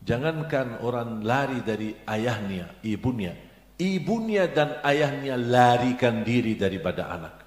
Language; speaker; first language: Indonesian; non-native, fluent; Arabic